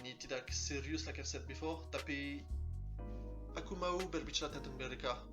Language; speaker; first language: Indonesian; non-native, learner; French